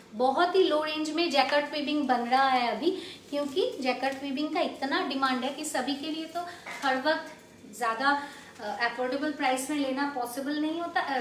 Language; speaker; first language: Hindi; non-native, local second language; Bangla